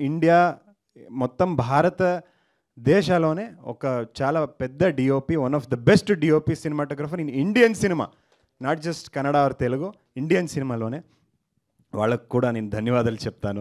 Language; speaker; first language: Telugu; non-native, learner; Kannada